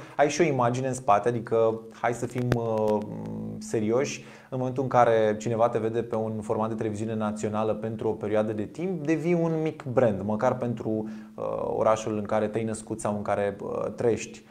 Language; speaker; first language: Romanian; native; Romanian